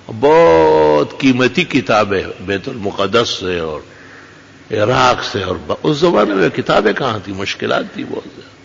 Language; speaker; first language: Urdu; non-native, local second language; Pashto